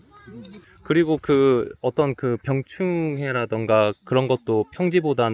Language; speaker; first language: Korean; native; Korean